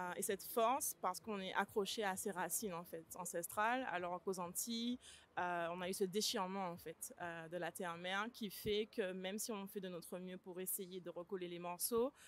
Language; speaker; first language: French; native; French